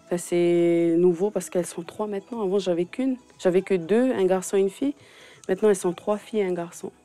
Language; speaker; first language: French; native; French